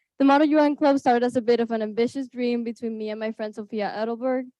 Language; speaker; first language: English; early bilingual, other home language; Spanish